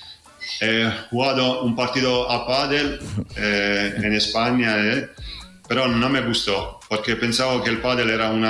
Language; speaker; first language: Spanish; non-native, fluent; Italian